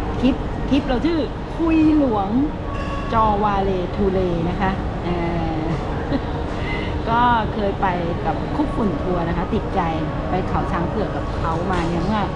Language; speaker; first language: Thai; native; Thai